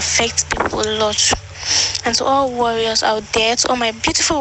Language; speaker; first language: English; non-native, local second language; Yoruba